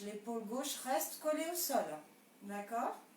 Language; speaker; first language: French; native; French